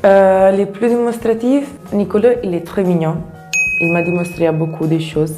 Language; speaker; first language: French; non-native, learner; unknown